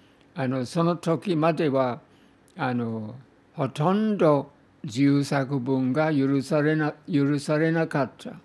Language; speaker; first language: Japanese; non-native, fluent; English